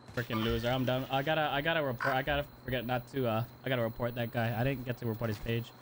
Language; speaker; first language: English; native; English